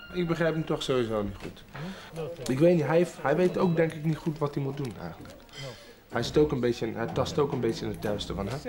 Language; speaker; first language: Dutch; native; Dutch